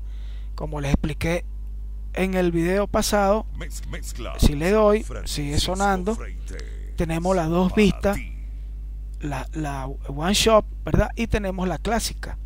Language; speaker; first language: Spanish; native; Spanish